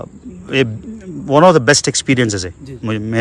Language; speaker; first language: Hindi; non-native, learner; Telugu